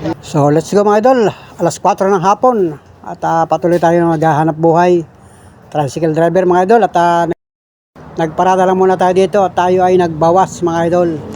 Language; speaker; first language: Filipino; native; Filipino